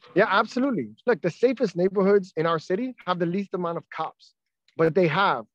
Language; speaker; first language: English; native; English